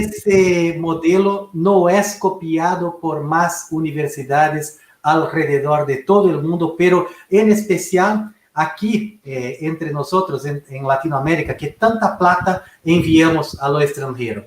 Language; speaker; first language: Spanish; non-native, fluent; Portuguese